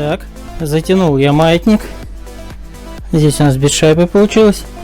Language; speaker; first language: Russian; native; Russian